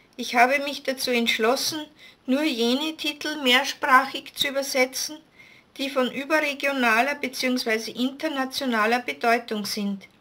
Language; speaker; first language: German; native; German